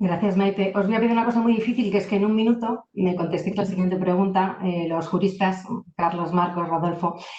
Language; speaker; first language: Spanish; native; Spanish